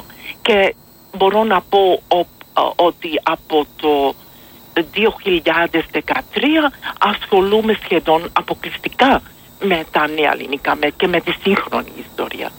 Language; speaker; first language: Greek; non-native, fluent; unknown